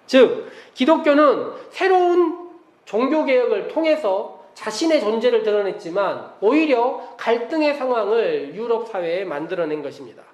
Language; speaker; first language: Korean; native; Korean